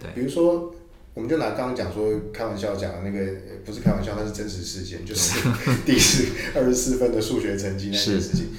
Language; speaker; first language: Chinese; native; Chinese